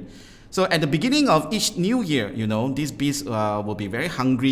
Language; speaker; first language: English; non-native, local second language; Min Nan Chinese